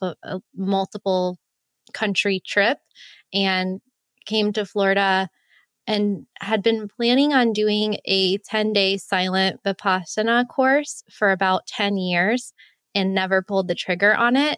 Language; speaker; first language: English; native; English